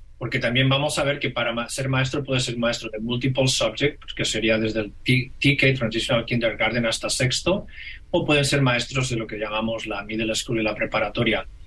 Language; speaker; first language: Spanish; non-native, local second language; Catalan